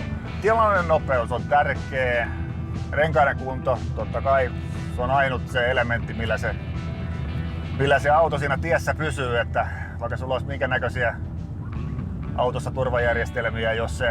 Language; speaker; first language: Finnish; native; Finnish